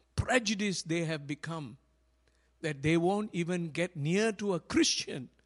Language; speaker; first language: English; non-native, local second language; Tamil